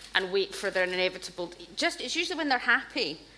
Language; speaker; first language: English; native; English